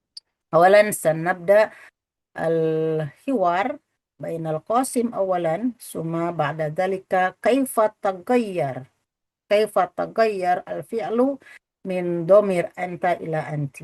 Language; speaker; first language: Arabic; non-native, fluent; Indonesian